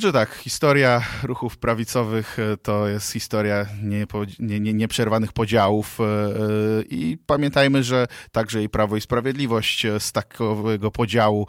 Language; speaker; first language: Polish; native; Polish